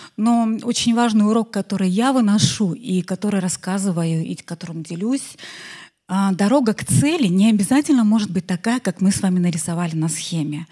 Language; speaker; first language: Russian; native; Russian